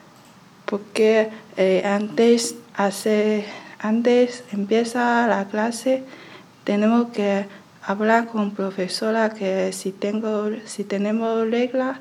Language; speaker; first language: Spanish; non-native, learner; Chinese